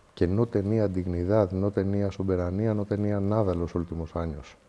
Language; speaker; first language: Spanish; non-native, fluent; Greek